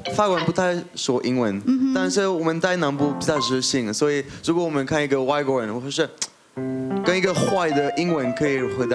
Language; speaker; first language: Chinese; non-native, fluent; French